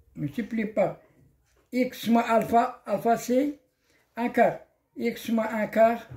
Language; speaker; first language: French; non-native, local second language; Arabic